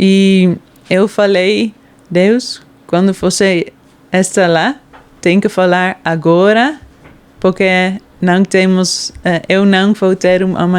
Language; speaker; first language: Portuguese; non-native, fluent; Dutch